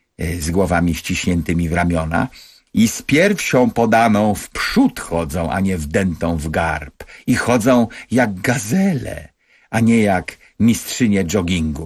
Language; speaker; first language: Polish; native; Polish